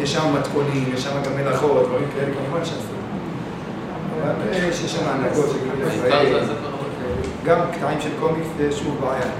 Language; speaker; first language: Hebrew; native; Hebrew